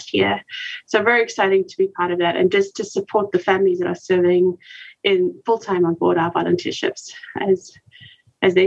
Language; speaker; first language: English; native; English